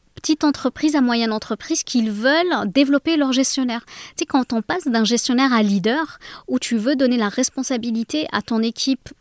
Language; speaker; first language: French; native; French